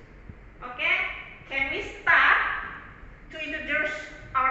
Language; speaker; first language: English; non-native, learner; Indonesian